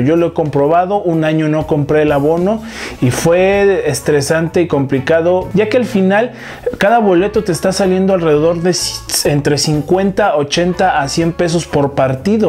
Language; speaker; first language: Spanish; native; Spanish